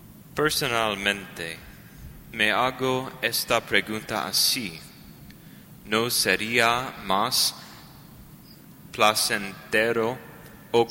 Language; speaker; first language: Spanish; non-native, learner; English